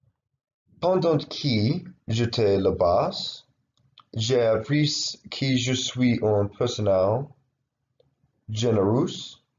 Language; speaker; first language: French; non-native, learner; English